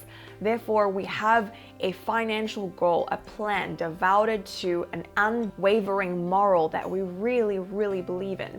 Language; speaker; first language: English; early bilingual, other home language; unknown